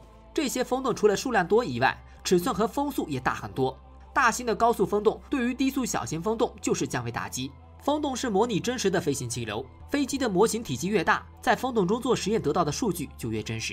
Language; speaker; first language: Chinese; native; Chinese